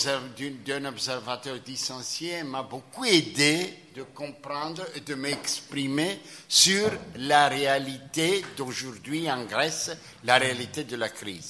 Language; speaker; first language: French; non-native, fluent; Greek